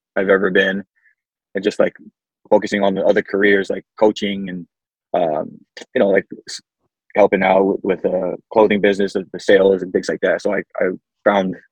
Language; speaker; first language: English; early bilingual, other home language; Samoan